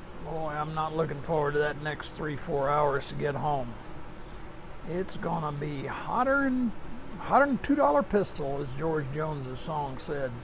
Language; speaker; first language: English; native; English